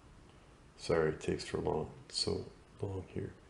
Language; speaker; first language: English; native; English